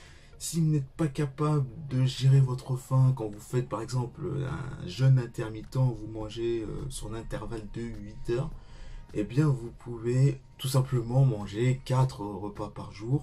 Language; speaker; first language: French; native; French